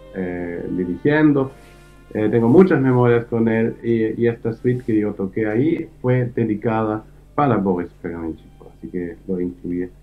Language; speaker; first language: Spanish; early bilingual, heritage; German